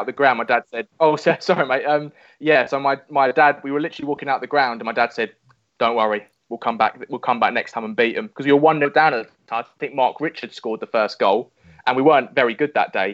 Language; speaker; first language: English; native; English